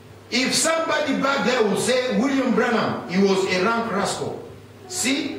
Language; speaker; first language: English; non-native, fluent; Lingala